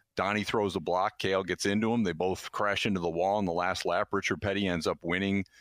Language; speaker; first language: English; native; English